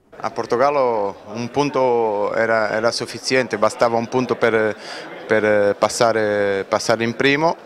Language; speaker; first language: Italian; non-native, fluent; Portuguese